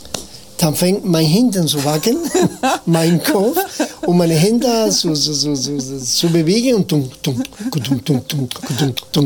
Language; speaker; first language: German; non-native, fluent; Spanish